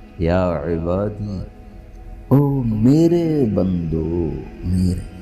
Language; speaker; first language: Urdu; non-native, local second language; Punjabi